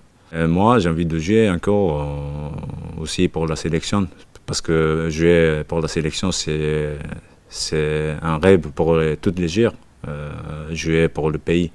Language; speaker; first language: French; non-native, learner; Japanese